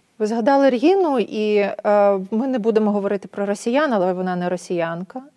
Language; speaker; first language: Ukrainian; native; Ukrainian